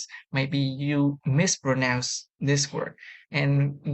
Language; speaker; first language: English; non-native, learner; Vietnamese